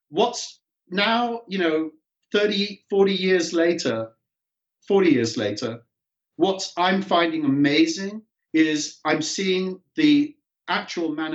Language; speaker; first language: English; native; English